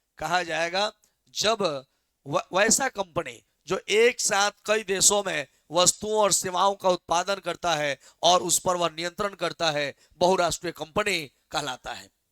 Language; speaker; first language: Hindi; native; Hindi